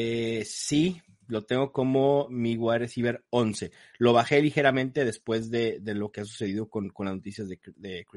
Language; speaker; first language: Spanish; native; Spanish